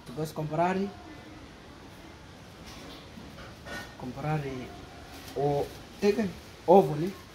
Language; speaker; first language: Spanish; non-native, learner; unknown